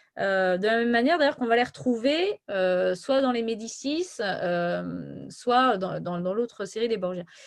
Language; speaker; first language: French; native; French